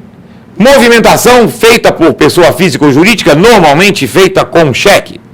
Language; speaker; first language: Portuguese; native; Portuguese